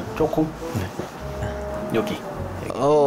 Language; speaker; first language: Korean; native; Korean